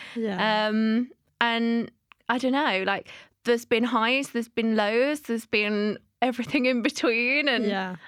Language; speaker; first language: English; native; English